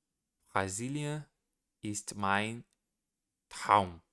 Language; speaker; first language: German; non-native, learner; Portuguese